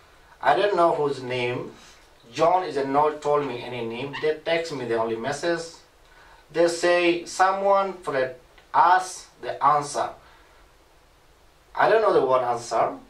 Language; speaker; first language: English; non-native, learner; Rohingya